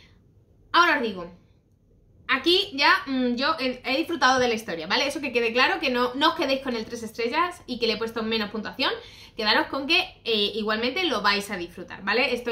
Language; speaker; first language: Spanish; native; Spanish